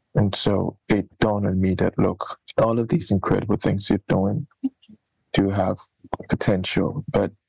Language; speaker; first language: English; non-native, local second language; Akan